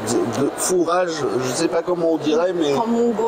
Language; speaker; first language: French; non-native, fluent; Italian